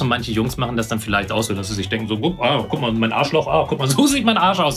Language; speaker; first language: German; native; German